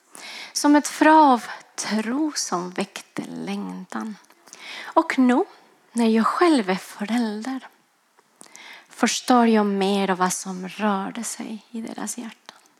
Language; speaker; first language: Swedish; non-native, fluent; Spanish